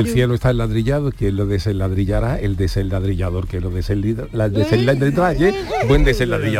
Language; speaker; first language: Spanish; native; Spanish